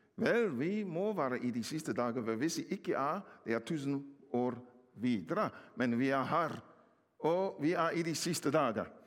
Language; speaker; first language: Norwegian; non-native, fluent; English